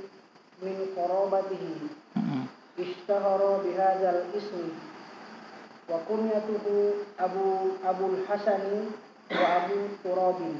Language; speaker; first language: Arabic; non-native, learner; Indonesian